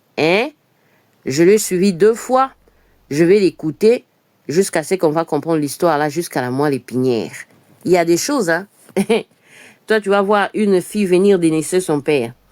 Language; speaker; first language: French; non-native, local second language; Lingala